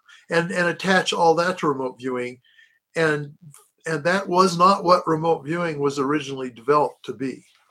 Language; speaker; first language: English; native; English